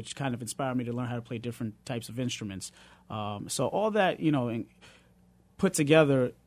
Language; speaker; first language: English; early bilingual, other home language; Spanish